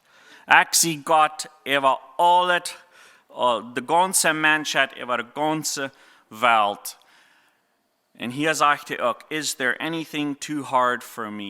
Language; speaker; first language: German; non-native, learner; Plautdietsch